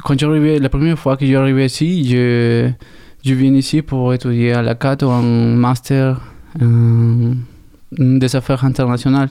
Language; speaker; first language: French; non-native, learner; Spanish